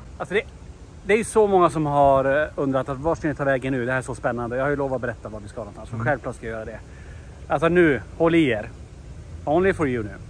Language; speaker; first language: Swedish; native; Swedish